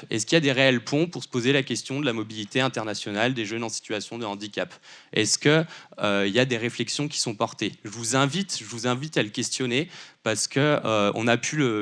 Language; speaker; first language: French; native; French